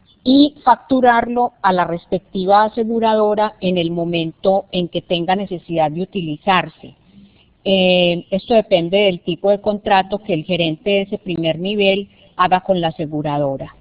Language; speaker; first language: Spanish; native; Spanish